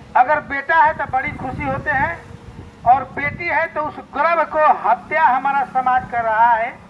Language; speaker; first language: Hindi; native; Hindi